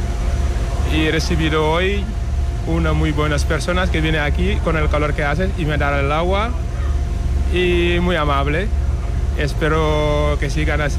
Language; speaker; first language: Spanish; non-native, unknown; Wolof